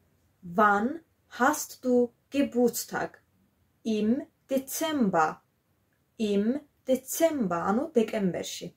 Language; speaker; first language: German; non-native, fluent; Georgian